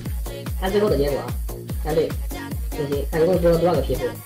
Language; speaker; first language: Chinese; native; Chinese